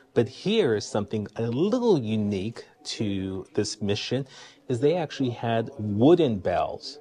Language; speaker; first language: English; native; English